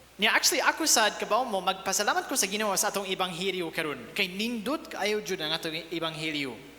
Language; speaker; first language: Cebuano; native; Cebuano